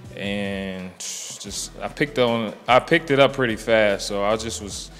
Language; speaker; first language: English; native; English